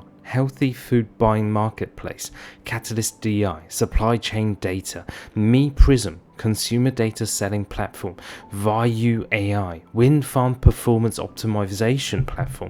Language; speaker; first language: English; native; English